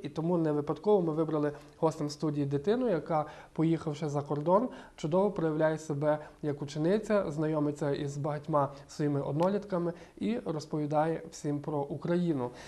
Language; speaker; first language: Ukrainian; native; Ukrainian